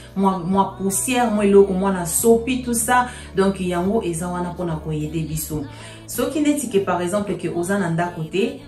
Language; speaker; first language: French; non-native, local second language; Lingala